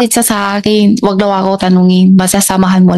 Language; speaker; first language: Filipino; non-native, learner; Chinese